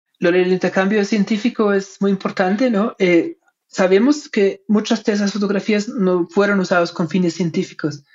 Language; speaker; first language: Spanish; non-native, fluent; German